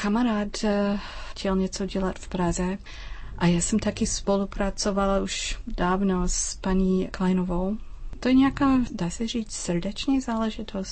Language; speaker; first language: Czech; non-native, learner; English